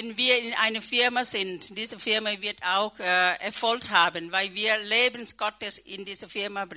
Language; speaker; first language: German; non-native, learner; Thai